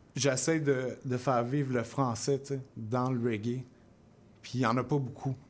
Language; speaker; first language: French; native; French